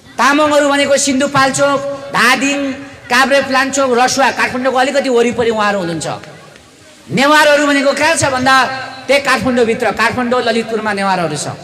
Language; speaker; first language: Nepali; non-native, local second language; Limbu